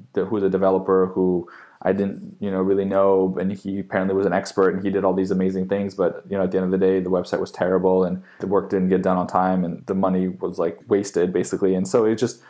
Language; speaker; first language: English; native; English